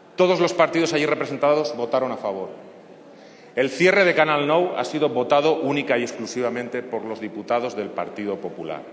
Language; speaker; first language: Spanish; non-native, local second language; Catalan